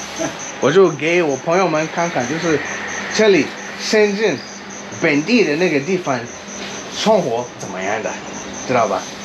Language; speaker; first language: Chinese; non-native, learner; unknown